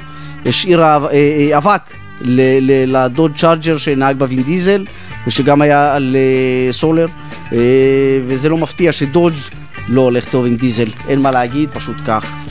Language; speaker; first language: Hebrew; native; Hebrew